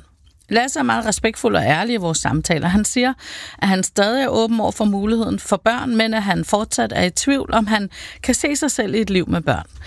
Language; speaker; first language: Danish; native; Danish